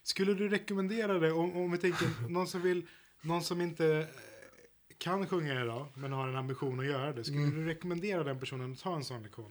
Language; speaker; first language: Swedish; native; Swedish